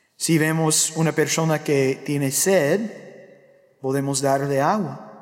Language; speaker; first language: Spanish; non-native, fluent; English